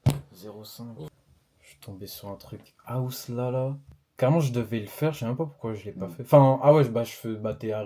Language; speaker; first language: French; native; French